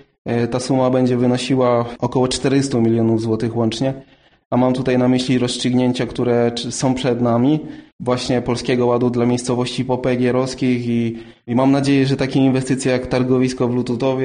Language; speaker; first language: Polish; native; Polish